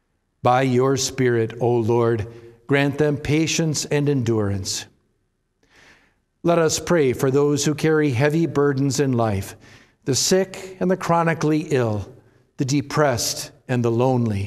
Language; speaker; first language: English; native; English